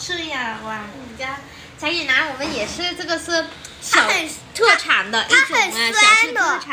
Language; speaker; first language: Chinese; non-native, fluent; Vietnamese